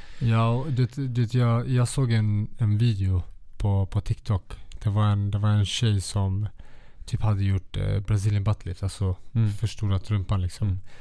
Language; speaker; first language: Swedish; early bilingual, other home language; Kurdish